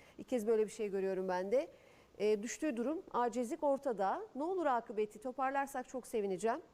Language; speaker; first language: Turkish; native; Turkish